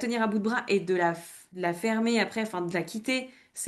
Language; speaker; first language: French; native; French